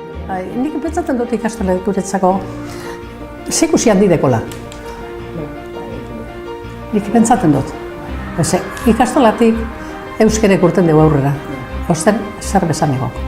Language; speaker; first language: Basque; native; Basque